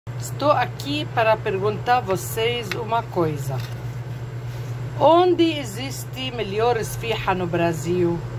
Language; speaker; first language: Portuguese; non-native, fluent; Arabic